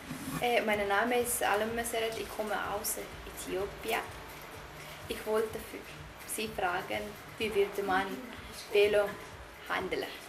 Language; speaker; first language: German; non-native, learner; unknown